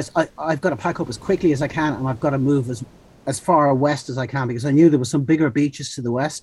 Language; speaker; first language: English; native; English